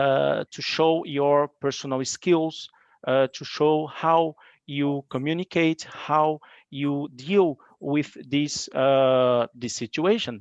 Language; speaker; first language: English; non-native, fluent; Portuguese